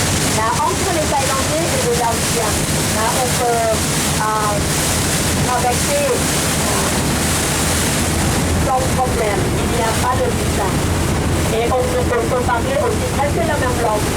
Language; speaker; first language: French; non-native, learner; Thai